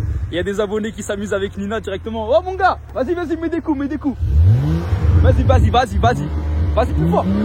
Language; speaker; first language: French; native; French